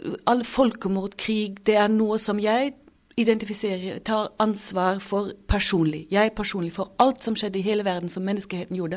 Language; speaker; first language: Norwegian; non-native, fluent; German